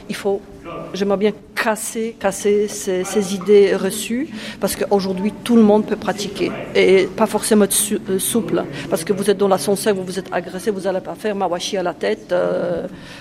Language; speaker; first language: French; non-native, fluent; Polish